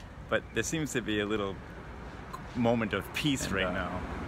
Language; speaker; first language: English; native; English